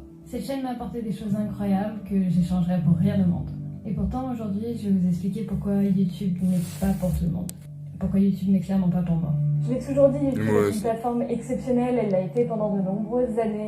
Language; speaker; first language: French; native; French